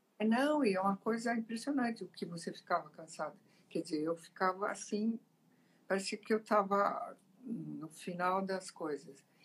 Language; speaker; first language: Portuguese; early bilingual, other home language; Italian